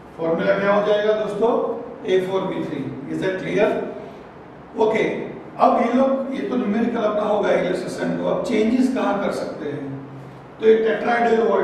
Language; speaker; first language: Hindi; non-native, local second language; Gujarati